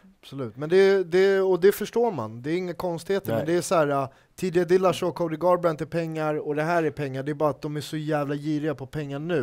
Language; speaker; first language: Swedish; native; Swedish